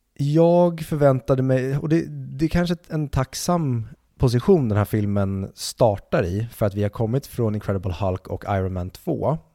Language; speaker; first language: Swedish; native; Swedish